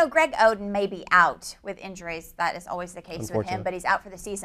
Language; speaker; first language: English; native; English